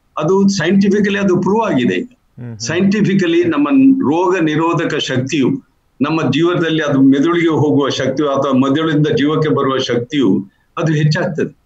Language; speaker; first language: Kannada; non-native, local second language; Tulu